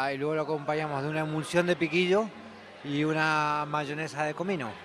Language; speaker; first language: Spanish; native; Spanish